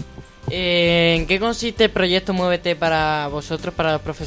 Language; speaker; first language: Spanish; native; Spanish